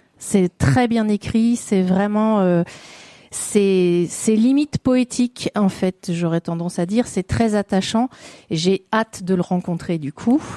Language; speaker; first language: French; native; French